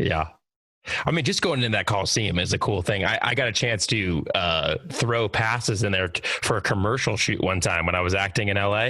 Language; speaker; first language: English; native; English